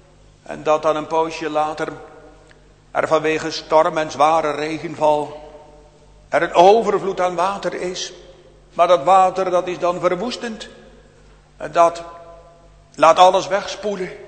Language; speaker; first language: Dutch; native; Dutch